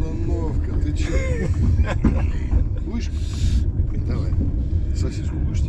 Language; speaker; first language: Russian; native; Russian